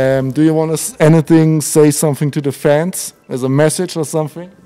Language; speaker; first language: English; non-native, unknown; German